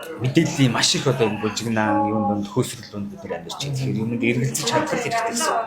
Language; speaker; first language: Mongolian; native; Mongolian